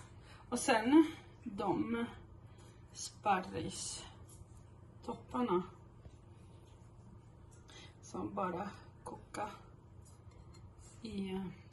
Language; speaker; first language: Swedish; non-native, fluent; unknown